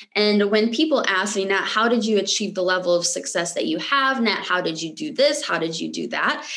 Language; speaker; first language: English; early bilingual, other home language; Romanian